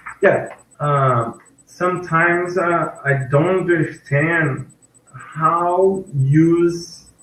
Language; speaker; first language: English; non-native, learner; Portuguese